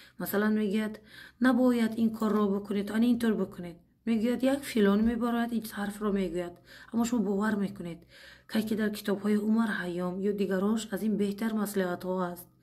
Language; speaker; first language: Tajik; non-native, fluent; Uzbek